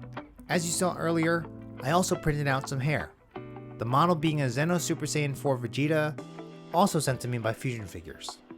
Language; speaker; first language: English; native; English